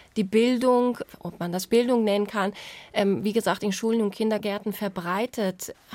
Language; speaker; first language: German; non-native, fluent; Persian